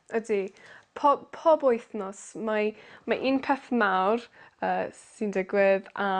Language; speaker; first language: Welsh; non-native, local second language; English